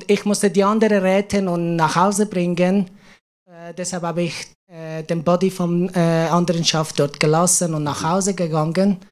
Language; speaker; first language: German; non-native, learner; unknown